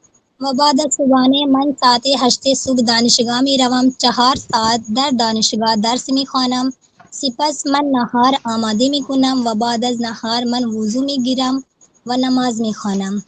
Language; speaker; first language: Persian; non-native, learner; Urdu